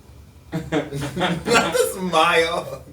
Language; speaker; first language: English; native; English